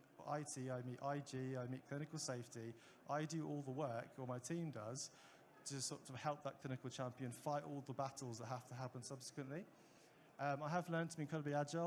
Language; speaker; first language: English; native; English